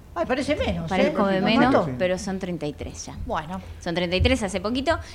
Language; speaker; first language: Spanish; native; Spanish